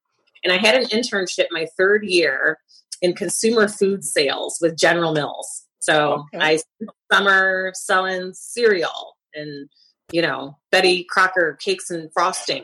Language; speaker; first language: English; native; English